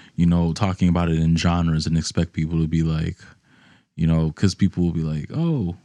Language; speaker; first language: English; native; English